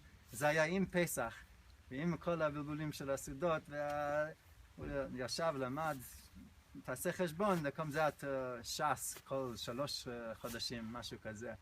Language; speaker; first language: Hebrew; non-native, fluent; English